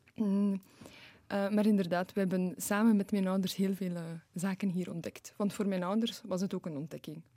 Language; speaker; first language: Dutch; early bilingual, other home language; Polish